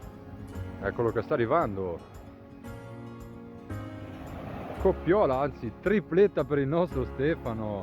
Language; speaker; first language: Italian; native; Italian